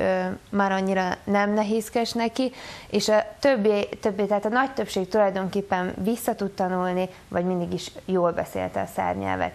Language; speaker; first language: Hungarian; native; Hungarian